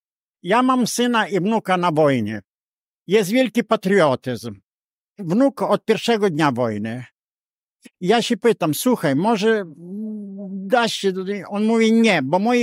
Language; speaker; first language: Polish; early bilingual, heritage; Polish